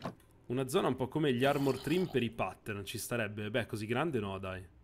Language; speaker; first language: Italian; native; Italian